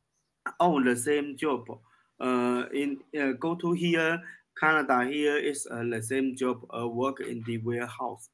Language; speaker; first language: English; non-native, learner; Chinese